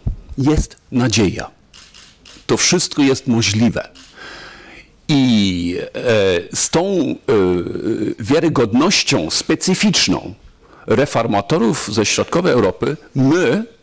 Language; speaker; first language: Polish; non-native, fluent; German